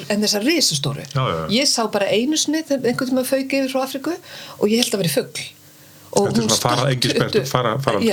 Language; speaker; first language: Icelandic; early bilingual, heritage; Icelandic